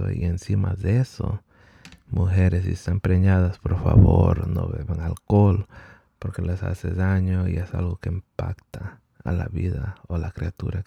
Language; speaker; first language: Spanish; early bilingual, heritage; Spanish